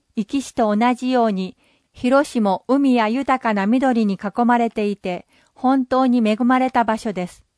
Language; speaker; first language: Japanese; non-native, fluent; English